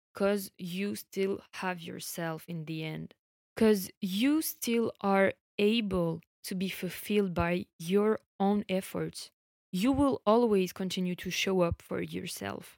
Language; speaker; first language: English; non-native, fluent; French